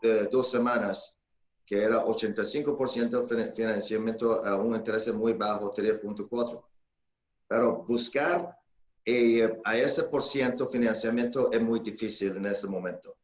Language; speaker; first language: Spanish; non-native, fluent; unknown